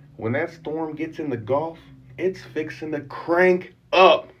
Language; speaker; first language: English; native; English